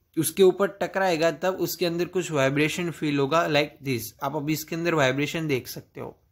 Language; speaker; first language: Hindi; non-native, local second language; Gujarati